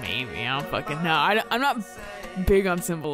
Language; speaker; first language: English; native; English